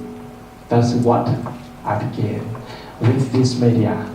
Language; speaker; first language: English; non-native, fluent; Vietnamese